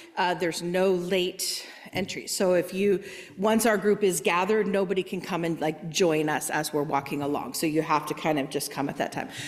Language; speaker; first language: English; native; English